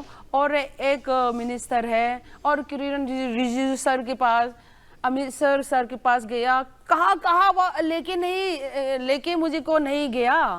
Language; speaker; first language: Hindi; non-native, local second language; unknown